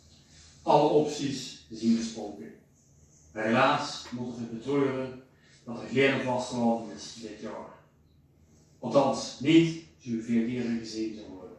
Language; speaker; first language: Dutch; native; Dutch